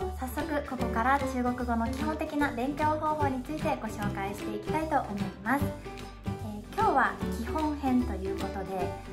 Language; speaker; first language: Japanese; native; Japanese